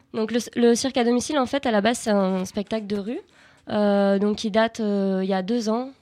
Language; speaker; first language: French; native; French